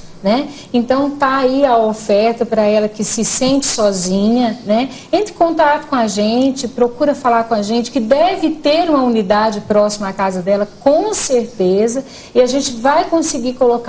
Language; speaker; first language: Portuguese; native; Portuguese